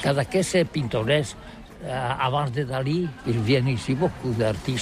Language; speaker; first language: French; non-native, learner; Catalan